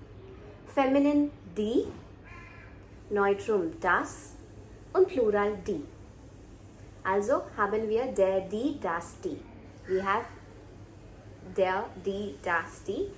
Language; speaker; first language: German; non-native, fluent; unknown